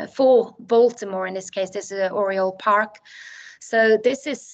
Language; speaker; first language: English; non-native, fluent; Swedish